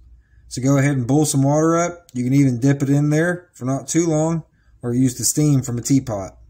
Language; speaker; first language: English; native; English